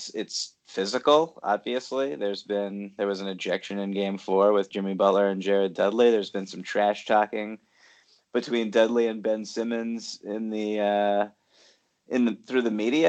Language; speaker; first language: English; native; English